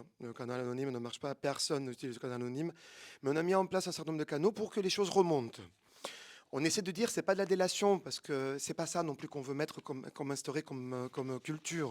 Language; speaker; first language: French; native; French